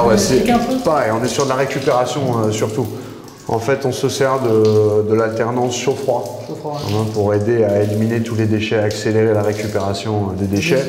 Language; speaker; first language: French; native; French